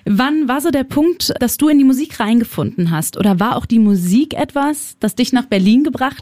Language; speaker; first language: German; native; German